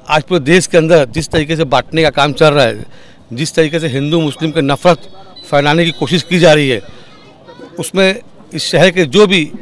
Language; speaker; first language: Hindi; non-native, local second language; Urdu